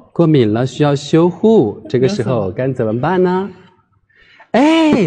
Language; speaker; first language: Chinese; native; Chinese